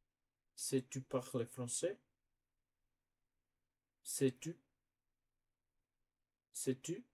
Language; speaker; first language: French; non-native, learner; Portuguese